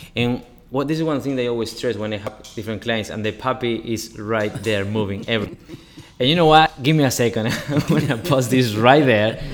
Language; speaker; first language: English; non-native, fluent; Spanish